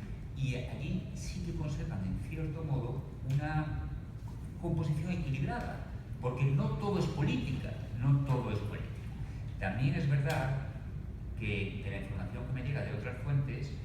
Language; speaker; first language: Spanish; native; Spanish